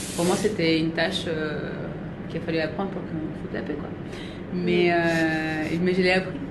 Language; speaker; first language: French; non-native, fluent; Spanish